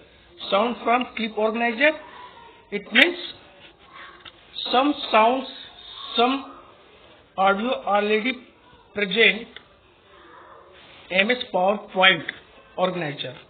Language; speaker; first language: English; non-native, local second language; Hindi